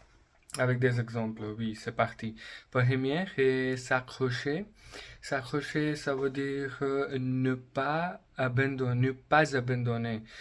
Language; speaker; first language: French; non-native, learner; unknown